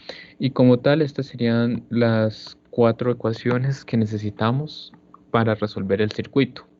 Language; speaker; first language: Spanish; native; Spanish